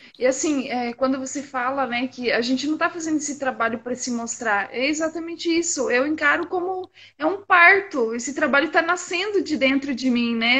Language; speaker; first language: Portuguese; native; Portuguese